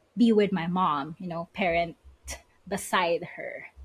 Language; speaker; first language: English; non-native, local second language; Filipino